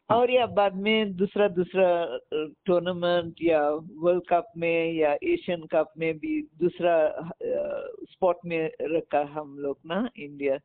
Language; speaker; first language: Hindi; non-native, local second language; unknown